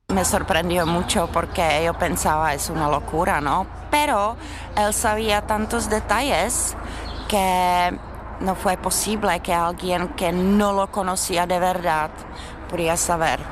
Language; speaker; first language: Spanish; non-native, fluent; Czech